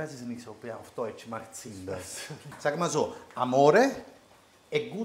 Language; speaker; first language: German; non-native, learner; Italian